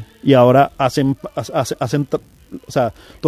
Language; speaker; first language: Spanish; native; Spanish